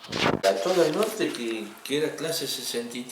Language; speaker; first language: Spanish; native; Spanish